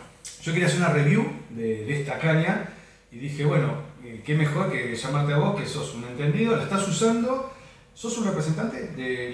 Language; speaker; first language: Spanish; native; Spanish